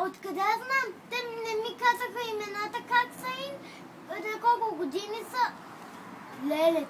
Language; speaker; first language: Bulgarian; early bilingual, heritage; Bulgarian